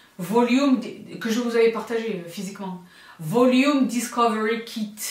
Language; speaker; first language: French; native; French